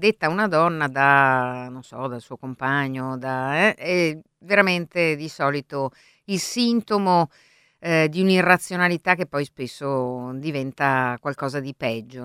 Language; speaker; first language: Italian; native; Italian